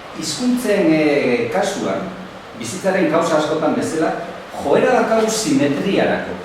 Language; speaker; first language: Basque; native; Basque